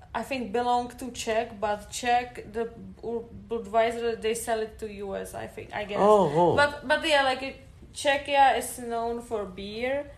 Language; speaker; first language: English; non-native, fluent; Czech